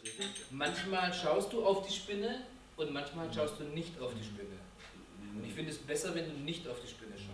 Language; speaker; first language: German; native; German